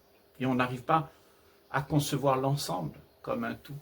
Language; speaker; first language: French; native; French